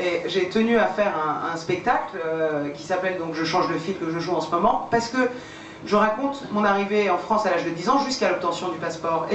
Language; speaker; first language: French; early bilingual, other home language; Persian